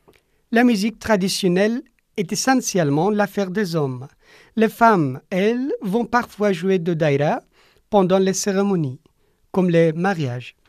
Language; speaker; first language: French; non-native, fluent; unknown